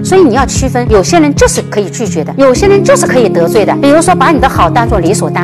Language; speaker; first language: Chinese; native; Chinese